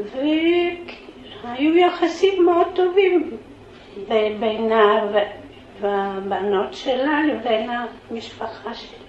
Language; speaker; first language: Hebrew; early bilingual, other home language; Polish